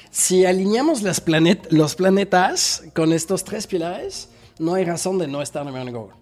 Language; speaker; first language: Spanish; non-native, fluent; French